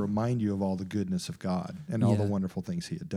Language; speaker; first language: English; native; English